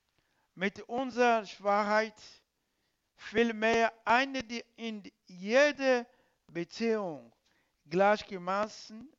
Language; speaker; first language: German; non-native, learner; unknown